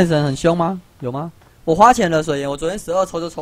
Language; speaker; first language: Chinese; native; Chinese